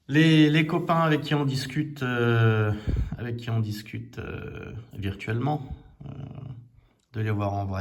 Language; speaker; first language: French; native; French